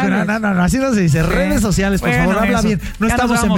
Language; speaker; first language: Spanish; native; Spanish